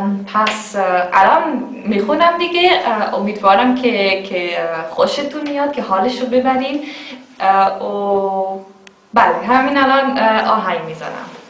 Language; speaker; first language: Persian; non-native, fluent; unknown